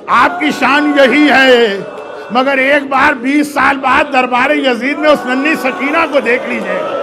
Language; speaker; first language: Hindi; native; Hindi